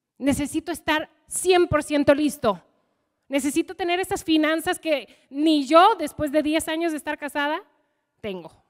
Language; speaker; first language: Spanish; non-native, fluent; English